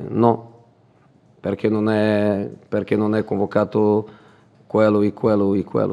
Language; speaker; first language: Italian; non-native, fluent; Portuguese